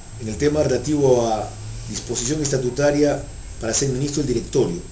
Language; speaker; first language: Spanish; native; Spanish